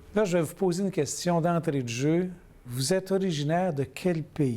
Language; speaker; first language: French; native; French